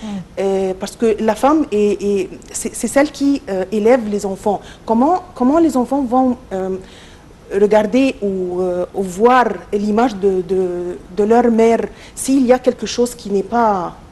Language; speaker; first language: French; non-native, local second language; Arabic